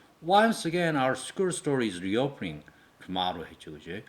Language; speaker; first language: English; non-native, fluent; Korean